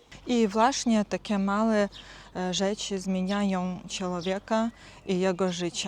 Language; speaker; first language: Polish; non-native, fluent; Ukrainian